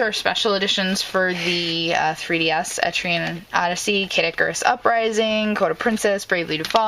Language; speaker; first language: English; native; English